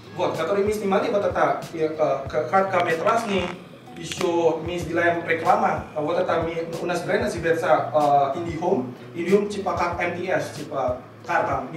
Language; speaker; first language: Russian; non-native, learner; Indonesian